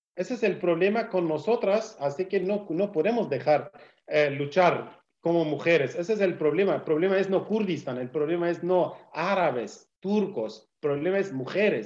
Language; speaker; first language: Spanish; non-native, learner; Kurdish